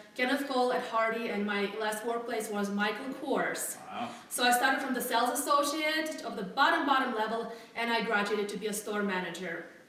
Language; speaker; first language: English; non-native, fluent; Russian